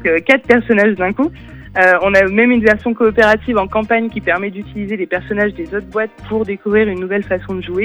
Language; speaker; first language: French; native; French